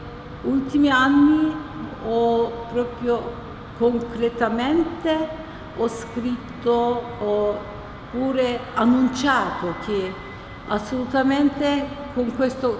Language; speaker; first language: Italian; non-native, learner; Turkish